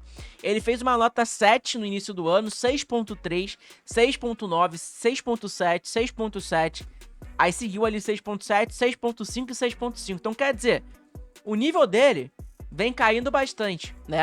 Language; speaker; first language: Portuguese; native; Portuguese